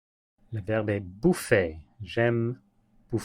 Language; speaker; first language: French; non-native, learner; English